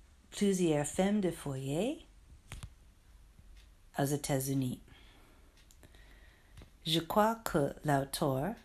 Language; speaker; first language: French; non-native, learner; English